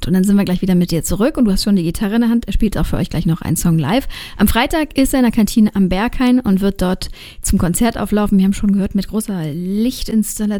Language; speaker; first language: German; native; German